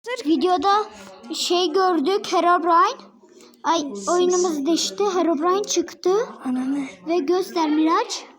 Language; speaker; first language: Turkish; native; Turkish